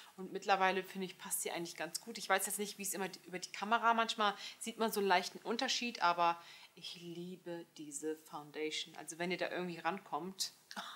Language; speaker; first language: German; early bilingual, other home language; Turkish